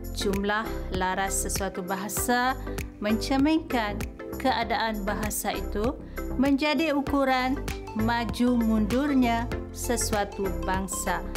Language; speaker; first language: Malay; native; Malay